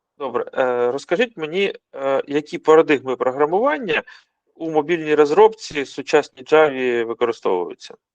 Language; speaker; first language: Ukrainian; non-native, local second language; Russian